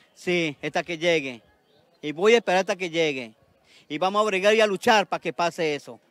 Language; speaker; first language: Spanish; native; Spanish